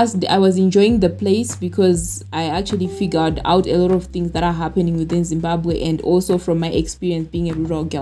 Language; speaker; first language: English; non-native, local second language; Shona